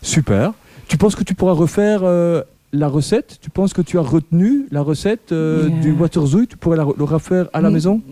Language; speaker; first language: French; native; French